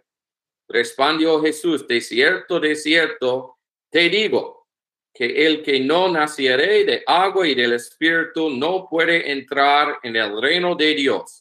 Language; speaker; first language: Spanish; non-native, learner; English